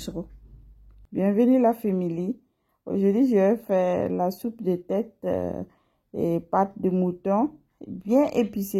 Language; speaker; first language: French; non-native, local second language; Mossi